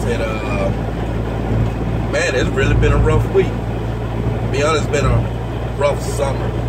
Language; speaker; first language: English; native; English